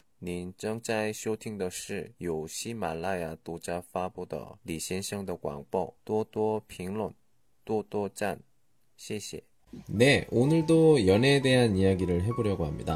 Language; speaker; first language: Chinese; non-native, learner; Korean